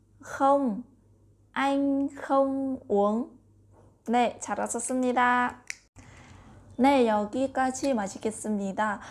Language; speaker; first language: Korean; non-native, learner; Vietnamese